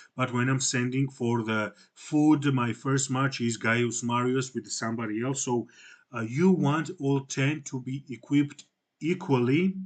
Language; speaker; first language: English; non-native, fluent; Georgian